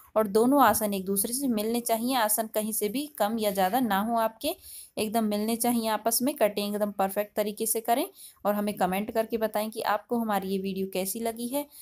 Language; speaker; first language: Hindi; native; Hindi